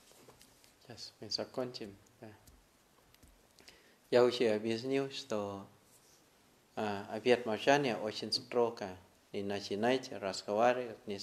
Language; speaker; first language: Russian; non-native, learner; Thai